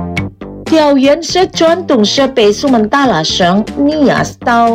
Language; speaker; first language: Chinese; non-native, fluent; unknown